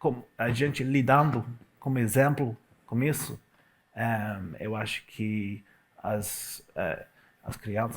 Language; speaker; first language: Portuguese; non-native, fluent; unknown